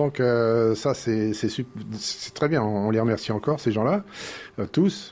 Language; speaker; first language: French; native; French